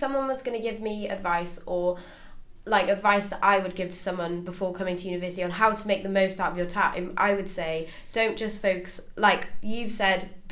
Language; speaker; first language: English; native; English